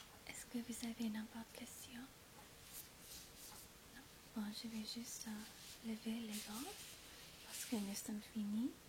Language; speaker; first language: French; non-native, fluent; English